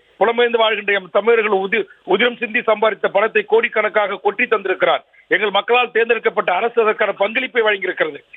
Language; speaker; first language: Tamil; native; Tamil